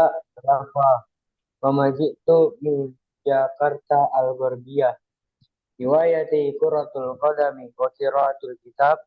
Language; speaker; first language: Arabic; non-native, learner; Indonesian